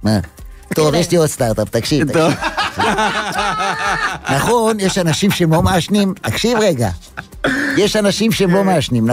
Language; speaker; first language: Hebrew; native; Hebrew